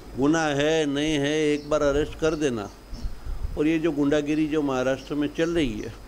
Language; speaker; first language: Hindi; non-native, local second language; Gujarati